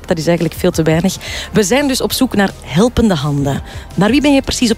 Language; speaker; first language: Dutch; native; Dutch